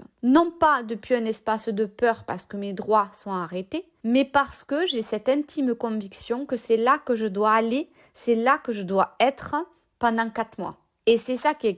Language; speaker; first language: French; native; French